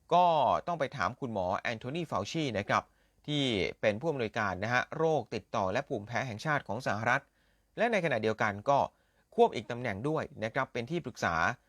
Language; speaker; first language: Thai; native; Thai